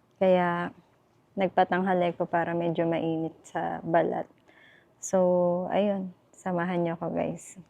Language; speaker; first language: Filipino; native; Filipino